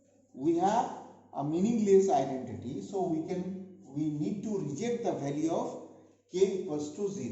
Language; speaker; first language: English; non-native, local second language; Hindi